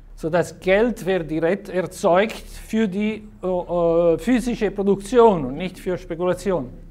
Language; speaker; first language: German; non-native, fluent; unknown